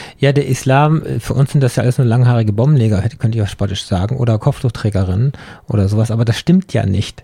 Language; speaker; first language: German; native; German